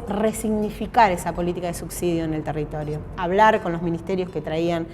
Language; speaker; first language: Spanish; native; Spanish